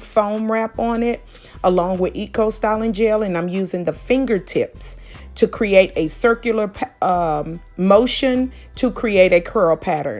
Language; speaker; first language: English; native; English